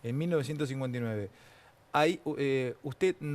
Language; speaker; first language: Spanish; native; Spanish